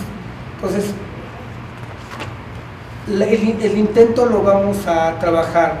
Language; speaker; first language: Spanish; native; Spanish